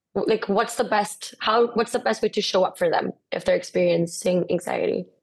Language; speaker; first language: English; non-native, fluent; Spanish